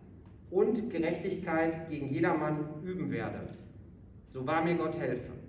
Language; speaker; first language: German; native; German